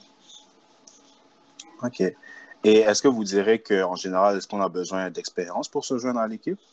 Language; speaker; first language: French; native; French